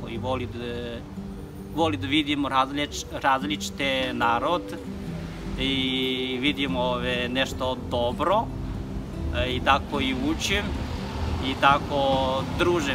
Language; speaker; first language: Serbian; non-native, learner; Chinese